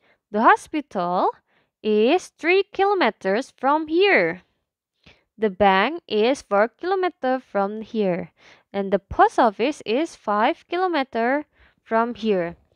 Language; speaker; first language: English; non-native, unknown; Indonesian